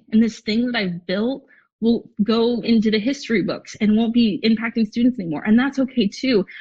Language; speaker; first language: English; native; English